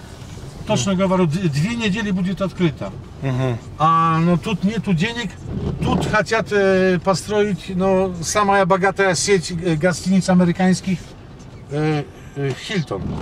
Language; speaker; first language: Russian; non-native, learner; Polish